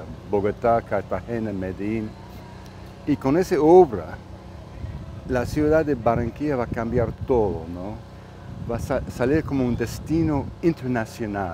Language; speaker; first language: Spanish; non-native, fluent; English